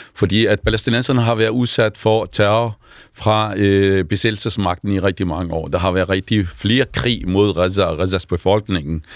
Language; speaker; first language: Danish; non-native, fluent; Arabic